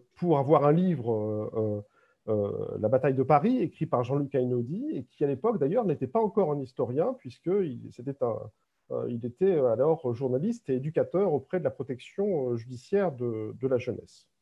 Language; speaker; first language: French; native; French